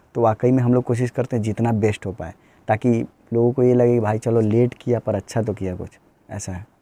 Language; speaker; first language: Hindi; native; Hindi